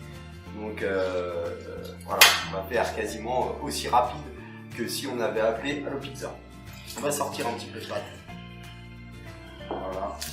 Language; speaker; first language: French; native; French